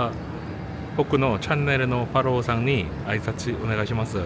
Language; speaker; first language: Japanese; non-native, learner; Korean